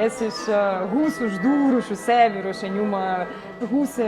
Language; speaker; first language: Portuguese; non-native, fluent; Russian